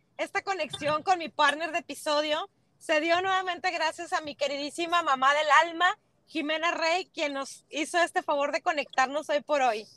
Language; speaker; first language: Spanish; native; Spanish